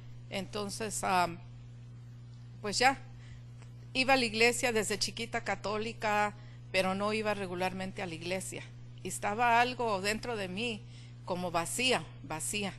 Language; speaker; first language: Spanish; native; Spanish